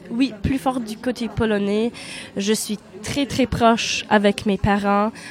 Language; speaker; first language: French; non-native, fluent; Polish